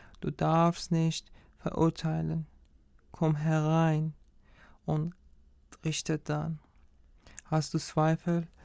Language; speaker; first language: German; non-native, fluent; Persian